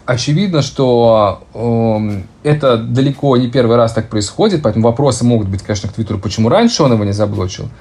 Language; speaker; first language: Russian; native; Russian